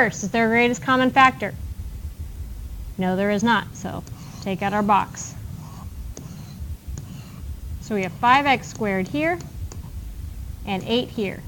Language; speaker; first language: English; native; English